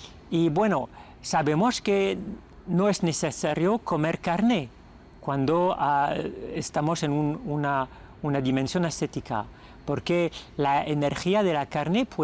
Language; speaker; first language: Spanish; non-native, fluent; French